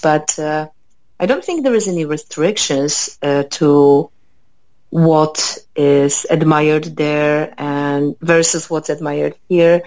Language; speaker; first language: English; non-native, fluent; Polish